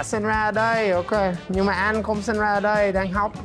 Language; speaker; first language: Vietnamese; non-native, learner; English